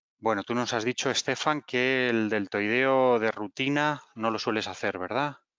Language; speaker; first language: Spanish; native; Spanish